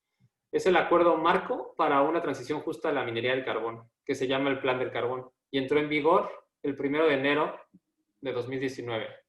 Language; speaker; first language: Spanish; native; Spanish